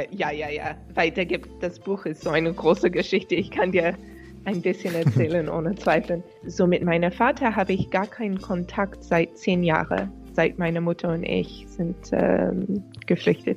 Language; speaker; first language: German; non-native, fluent; English